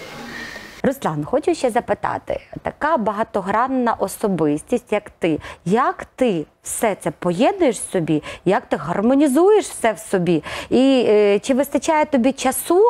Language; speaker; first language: Ukrainian; native; Ukrainian